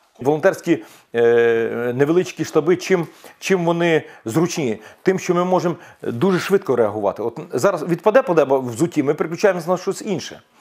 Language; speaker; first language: Ukrainian; native; Ukrainian